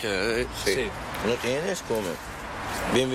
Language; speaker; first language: Spanish; non-native, learner; Arabic